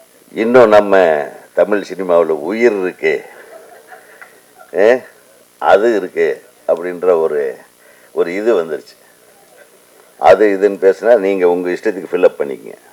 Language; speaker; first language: Tamil; native; Tamil